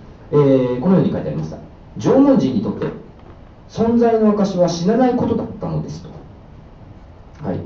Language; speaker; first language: Japanese; native; Japanese